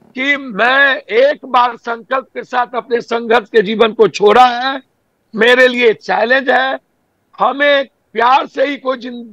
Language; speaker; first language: Hindi; native; Hindi